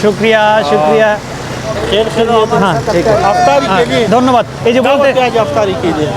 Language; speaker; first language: Hindi; non-native, learner; Bangla